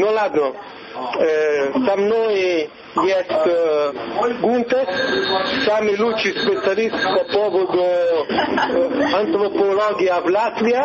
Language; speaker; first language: Russian; non-native, learner; Italian